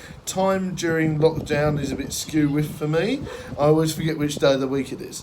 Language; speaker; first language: English; native; English